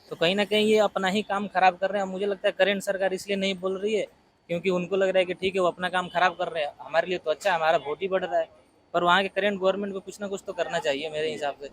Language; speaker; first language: Hindi; native; Hindi